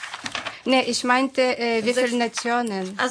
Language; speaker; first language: German; non-native, fluent; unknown